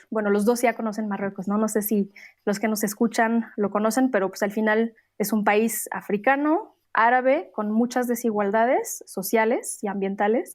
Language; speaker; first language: Spanish; non-native, fluent; Arabic